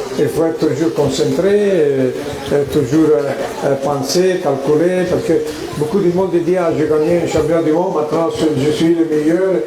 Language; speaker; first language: French; non-native, fluent; Italian